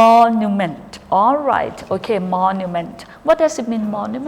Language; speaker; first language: English; non-native, fluent; Thai